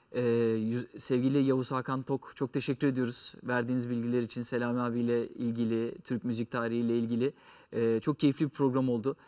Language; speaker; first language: Turkish; native; Turkish